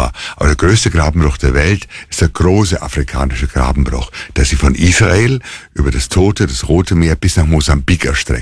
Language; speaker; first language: German; native; German